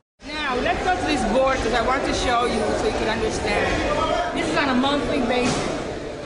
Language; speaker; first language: English; non-native, fluent; Spanish